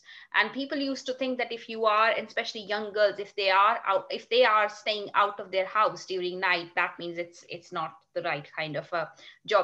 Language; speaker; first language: English; non-native, local second language; Urdu